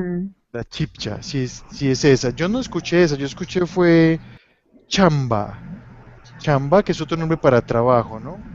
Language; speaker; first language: Spanish; native; Spanish